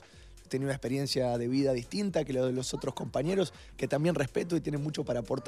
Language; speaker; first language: Spanish; native; Spanish